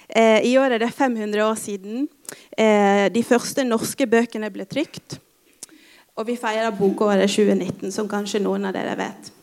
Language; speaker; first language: Norwegian; native; Norwegian